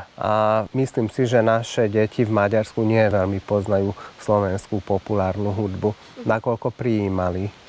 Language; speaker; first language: Slovak; early bilingual, heritage; Slovak